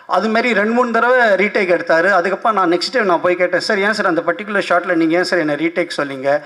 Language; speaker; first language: Tamil; non-native, local second language; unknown